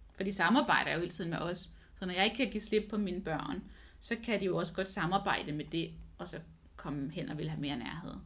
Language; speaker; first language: Danish; non-native, fluent; English